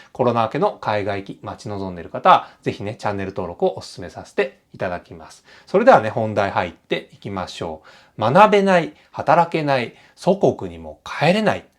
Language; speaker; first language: Japanese; native; Japanese